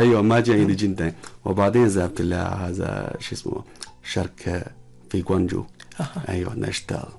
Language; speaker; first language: Arabic; non-native, learner; Chinese